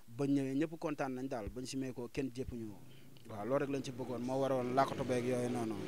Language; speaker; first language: Wolof; native; Wolof